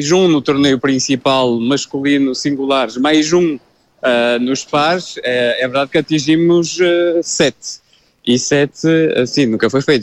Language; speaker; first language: Portuguese; native; Portuguese